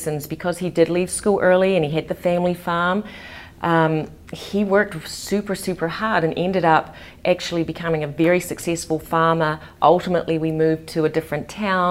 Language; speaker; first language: English; native; English